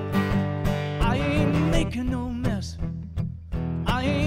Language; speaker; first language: English; native; English